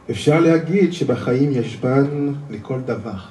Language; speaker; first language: Hebrew; non-native, learner; French